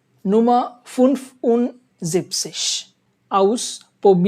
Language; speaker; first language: German; non-native, fluent; Bangla